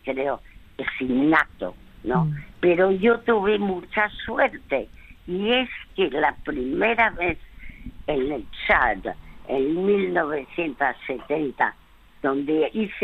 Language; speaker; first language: Spanish; early bilingual, other home language; French